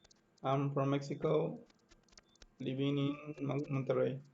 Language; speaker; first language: English; non-native, learner; Spanish